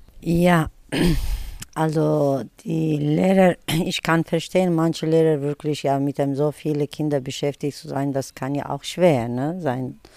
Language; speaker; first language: German; early bilingual, other home language; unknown